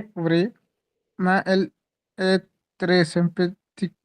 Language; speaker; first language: French; non-native, learner; Hindi